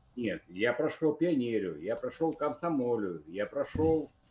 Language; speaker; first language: Russian; native; Russian